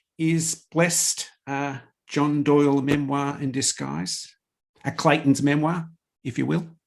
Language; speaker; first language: English; native; English